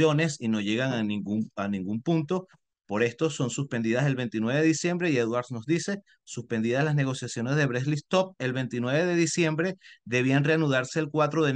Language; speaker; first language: Spanish; native; Spanish